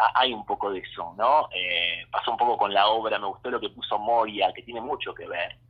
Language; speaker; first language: Spanish; native; Spanish